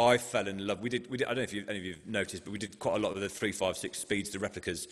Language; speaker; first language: English; native; English